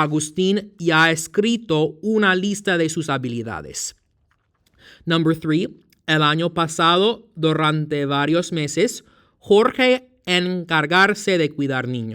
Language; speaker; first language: Spanish; non-native, fluent; English